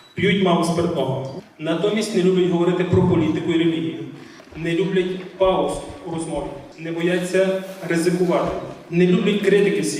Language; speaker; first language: Ukrainian; native; Ukrainian